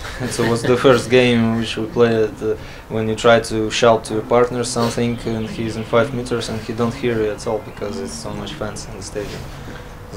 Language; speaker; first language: English; non-native, learner; Latvian